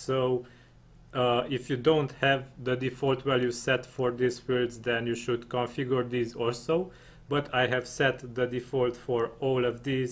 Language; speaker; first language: English; non-native, fluent; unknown